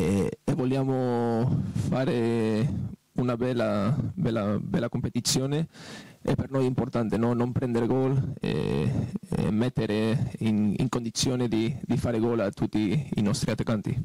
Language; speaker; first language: Italian; non-native, fluent; Portuguese